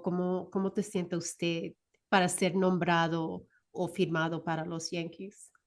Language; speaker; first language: Spanish; early bilingual, heritage; Spanish